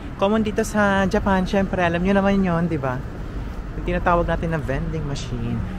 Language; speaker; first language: Filipino; native; Filipino